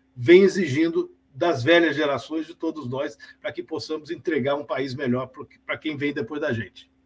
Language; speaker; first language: Portuguese; native; Portuguese